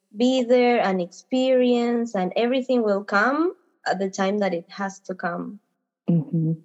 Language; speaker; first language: English; non-native, fluent; Spanish